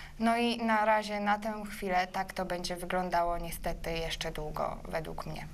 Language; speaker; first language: Polish; early bilingual, other home language; Ukrainian